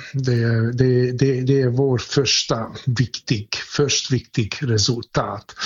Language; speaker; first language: Swedish; non-native, fluent; Hungarian